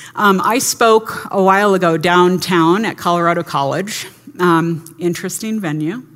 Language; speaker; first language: English; native; English